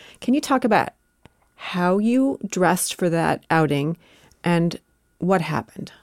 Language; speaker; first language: English; native; English